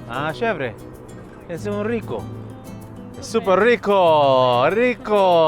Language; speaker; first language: Spanish; non-native, learner; English